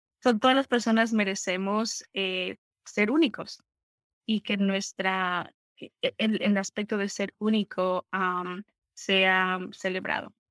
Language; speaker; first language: Spanish; native; Spanish